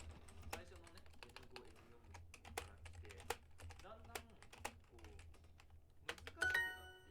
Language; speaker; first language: Japanese; native; Japanese